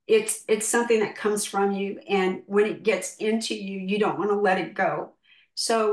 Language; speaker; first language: English; native; English